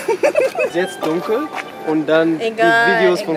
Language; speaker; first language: German; non-native, learner; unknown